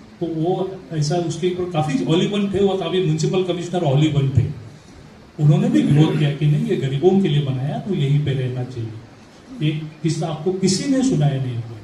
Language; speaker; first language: Hindi; non-native, local second language; Marathi